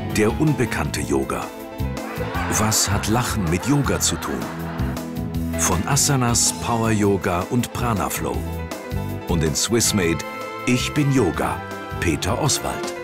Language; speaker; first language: German; native; German